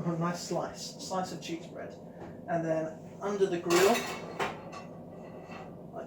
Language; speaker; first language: English; native; English